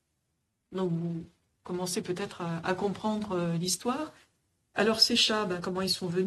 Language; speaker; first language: French; native; French